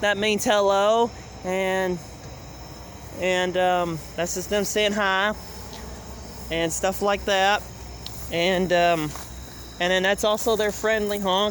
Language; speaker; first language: English; native; English